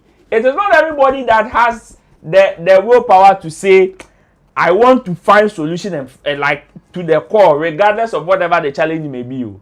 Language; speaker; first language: English; non-native, local second language; Akan